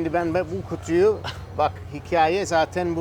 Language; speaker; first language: Turkish; early bilingual, heritage; Turkish